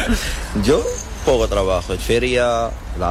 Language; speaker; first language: Spanish; non-native, learner; Arabic